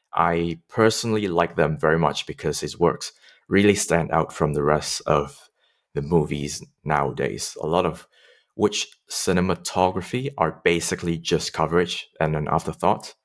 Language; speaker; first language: English; non-native, local second language; Cantonese